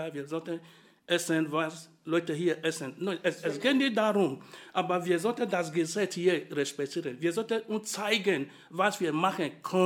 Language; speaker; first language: German; non-native, fluent; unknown